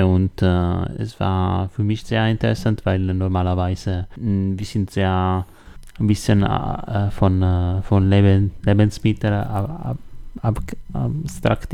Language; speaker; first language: German; non-native, learner; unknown